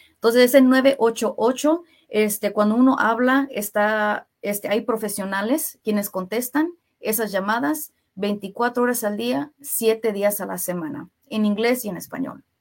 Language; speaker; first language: Spanish; early bilingual, heritage; Spanish